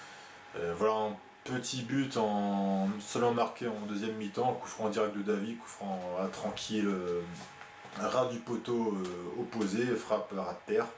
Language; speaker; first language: French; native; French